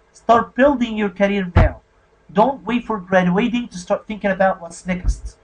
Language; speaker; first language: English; non-native, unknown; Arabic